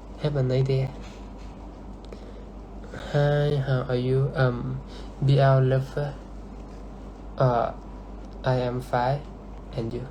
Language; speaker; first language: English; non-native, learner; Thai